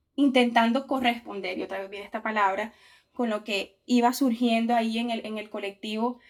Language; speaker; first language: Spanish; native; Spanish